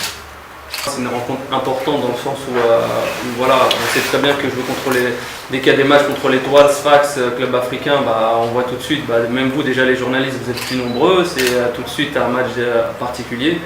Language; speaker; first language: French; native; French